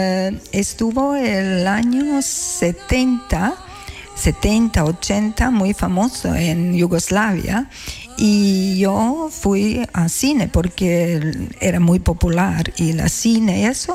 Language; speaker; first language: Spanish; non-native, learner; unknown